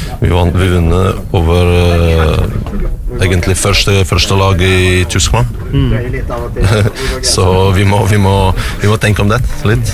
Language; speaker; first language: Norwegian; non-native, learner; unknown